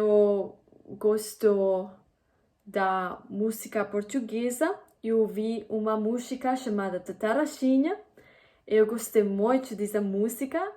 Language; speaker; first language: Portuguese; non-native, learner; Spanish